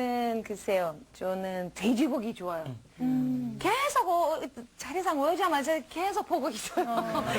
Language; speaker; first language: Korean; non-native, learner; Romanian